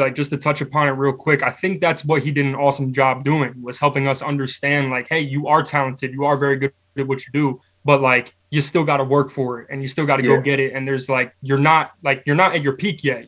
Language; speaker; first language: English; native; English